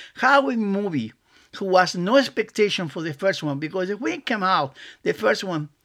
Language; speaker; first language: English; non-native, fluent; Spanish